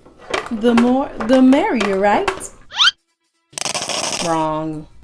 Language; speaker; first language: English; native; English